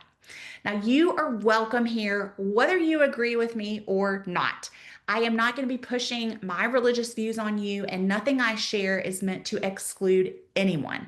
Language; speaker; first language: English; native; English